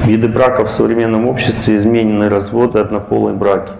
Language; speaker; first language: Russian; native; Russian